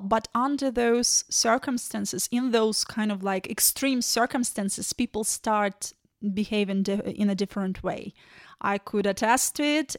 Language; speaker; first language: English; non-native, fluent; Ukrainian